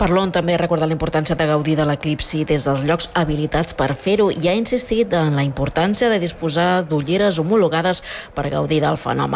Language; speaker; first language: Catalan; native; Catalan